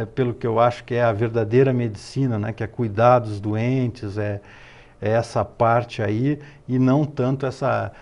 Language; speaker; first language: Portuguese; native; Portuguese